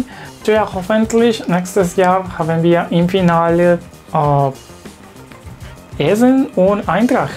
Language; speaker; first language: German; non-native, learner; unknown